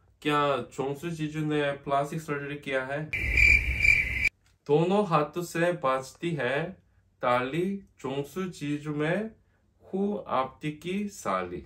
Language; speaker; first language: Hindi; non-native, learner; Korean